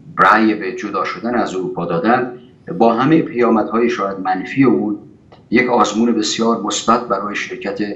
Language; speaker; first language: Persian; native; Persian